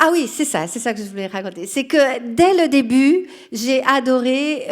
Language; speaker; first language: French; non-native, fluent; Portuguese